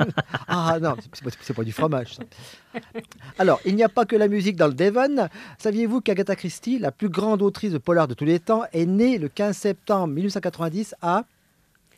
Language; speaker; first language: French; native; French